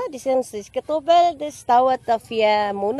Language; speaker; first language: German; non-native, learner; Waray